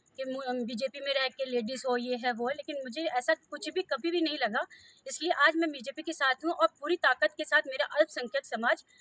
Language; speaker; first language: Hindi; native; Hindi